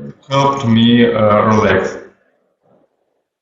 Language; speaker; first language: English; non-native, learner; Russian